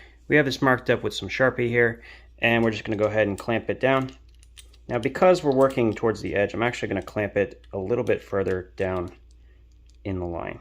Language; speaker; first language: English; native; English